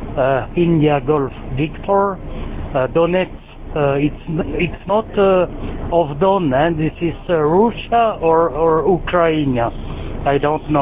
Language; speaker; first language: English; non-native, learner; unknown